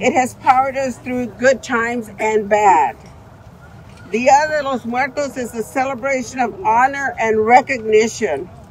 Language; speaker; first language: English; early bilingual, other home language; Spanish